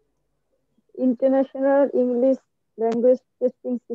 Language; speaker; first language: English; non-native, learner; Bangla